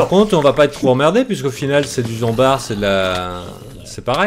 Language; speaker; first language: French; native; French